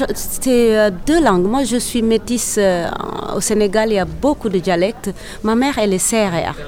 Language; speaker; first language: French; non-native, local second language; Serer